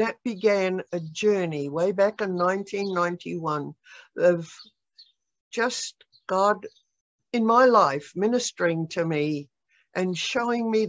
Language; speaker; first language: English; native; English